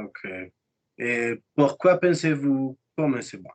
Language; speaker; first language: French; non-native, fluent; Spanish